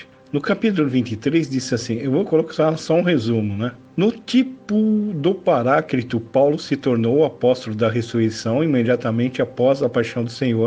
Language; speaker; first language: Portuguese; native; Portuguese